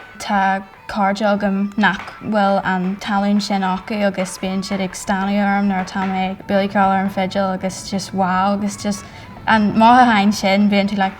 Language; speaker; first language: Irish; native; Irish